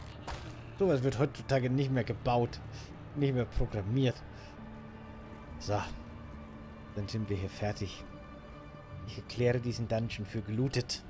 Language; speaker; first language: German; native; German